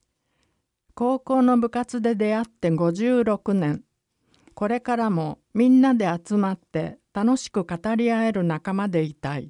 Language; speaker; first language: Japanese; native; Japanese